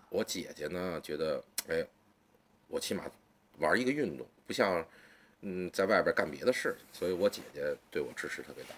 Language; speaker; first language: Chinese; native; Chinese